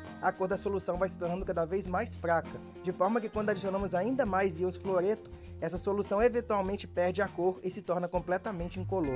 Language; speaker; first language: Portuguese; native; Portuguese